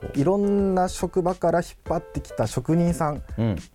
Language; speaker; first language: Japanese; native; Japanese